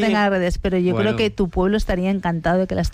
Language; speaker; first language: Spanish; native; Spanish